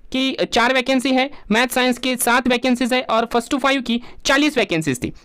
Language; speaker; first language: Hindi; non-native, local second language; Urdu